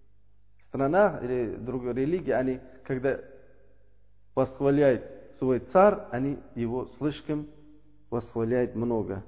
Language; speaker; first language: Russian; non-native, learner; Uzbek